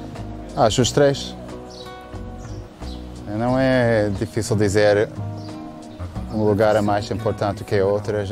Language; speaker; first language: Portuguese; non-native, fluent; English